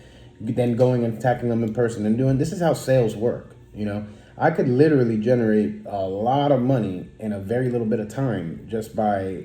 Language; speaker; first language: English; native; English